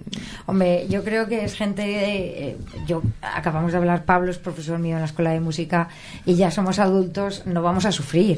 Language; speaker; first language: Spanish; native; Spanish